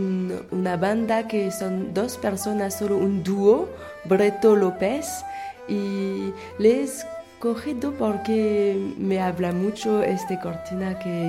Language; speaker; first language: Spanish; non-native, learner; French